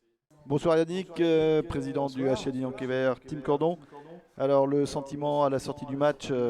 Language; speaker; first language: French; native; French